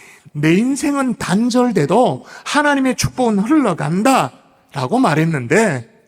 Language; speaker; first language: Korean; native; Korean